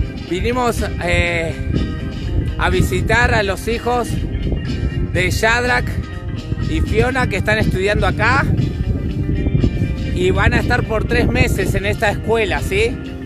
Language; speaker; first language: Spanish; native; Spanish